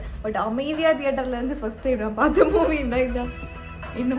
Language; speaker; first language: Tamil; native; Tamil